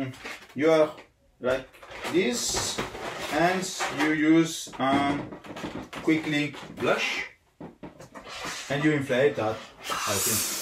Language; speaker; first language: English; non-native, learner; Italian